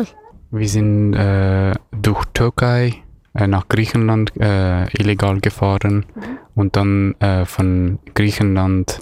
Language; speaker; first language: German; non-native, learner; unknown